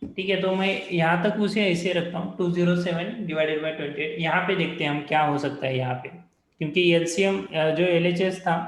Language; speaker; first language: Hindi; non-native, local second language; Marathi